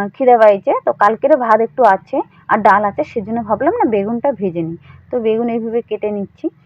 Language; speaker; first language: Bangla; non-native, local second language; Rangpuri